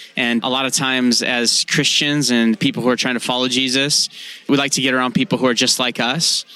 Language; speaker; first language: English; native; English